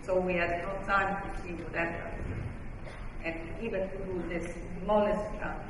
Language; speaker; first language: English; non-native, fluent; Italian